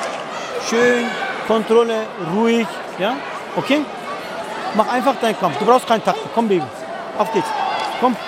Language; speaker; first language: German; non-native, fluent; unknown